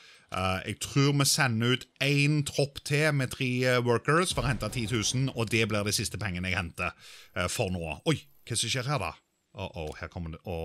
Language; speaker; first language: Norwegian; native; Norwegian